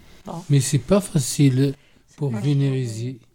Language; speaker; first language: French; non-native, learner; Arabic